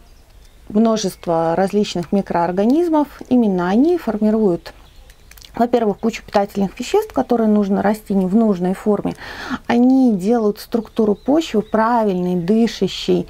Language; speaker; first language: Russian; native; Russian